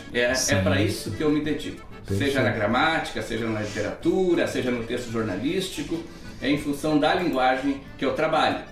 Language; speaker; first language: Portuguese; native; Portuguese